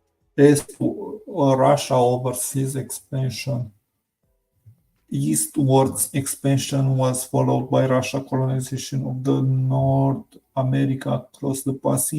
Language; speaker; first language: English; non-native, learner; Romanian